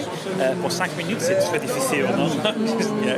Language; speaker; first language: French; non-native, learner; English